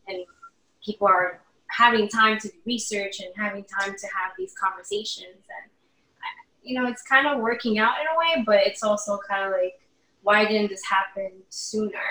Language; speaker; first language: English; native; English